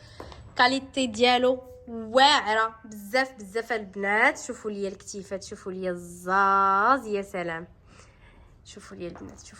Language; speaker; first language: Arabic; native; Arabic